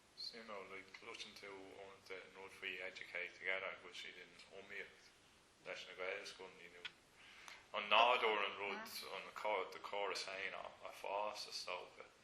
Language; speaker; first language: Irish; non-native, local second language; English